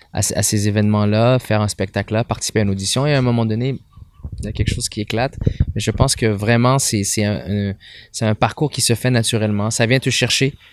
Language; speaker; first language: French; native; French